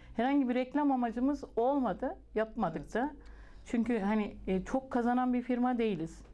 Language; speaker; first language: Turkish; native; Turkish